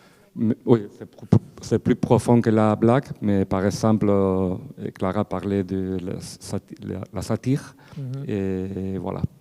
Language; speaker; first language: French; non-native, fluent; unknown